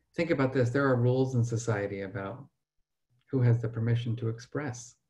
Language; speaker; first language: English; native; English